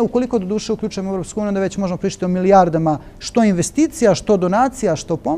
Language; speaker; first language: Bosnian; native; Bosnian